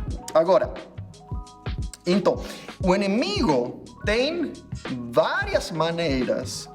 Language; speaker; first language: Portuguese; non-native, fluent; English